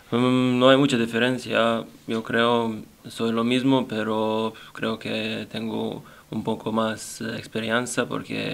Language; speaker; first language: Spanish; non-native, learner; Serbian